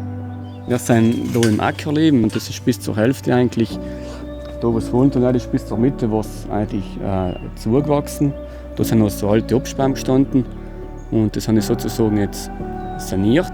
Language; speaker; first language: German; native; German